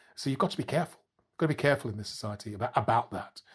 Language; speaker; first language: English; native; English